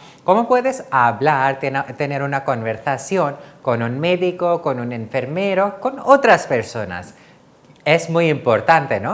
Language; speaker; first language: Spanish; non-native, fluent; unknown